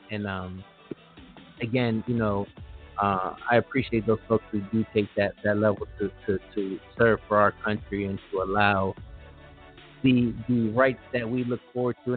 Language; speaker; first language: English; native; English